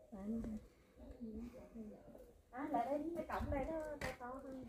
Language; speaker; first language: Vietnamese; native; Vietnamese